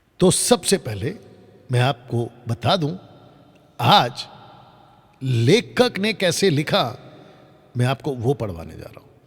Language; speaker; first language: Hindi; non-native, local second language; Telugu